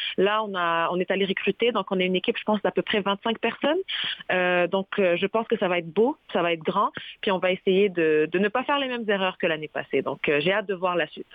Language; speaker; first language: French; early bilingual, other home language; Arabic